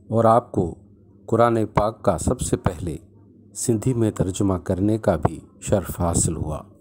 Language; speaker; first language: Urdu; non-native, local second language; Sindhi